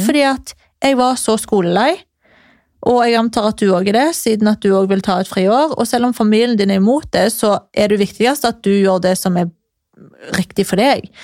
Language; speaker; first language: Norwegian; native; Norwegian